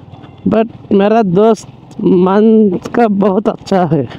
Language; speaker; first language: Hindi; non-native, fluent; Bangla